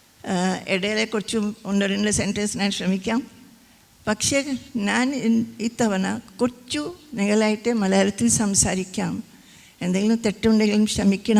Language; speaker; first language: Malayalam; non-native, fluent; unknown